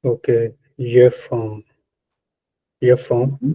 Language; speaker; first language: French; non-native, learner; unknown